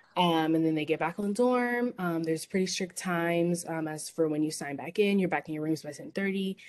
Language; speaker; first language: English; native; English